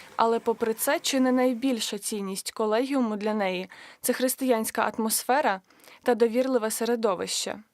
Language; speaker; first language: Ukrainian; native; Ukrainian